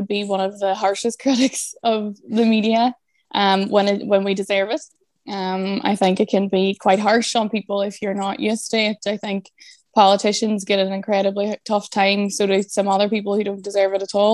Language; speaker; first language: English; native; English